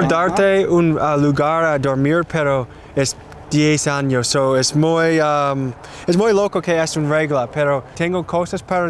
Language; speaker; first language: Spanish; non-native, learner; English